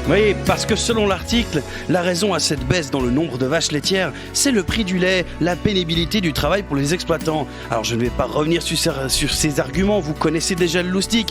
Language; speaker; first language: French; native; French